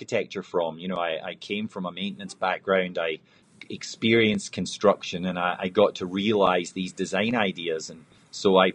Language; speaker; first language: English; native; English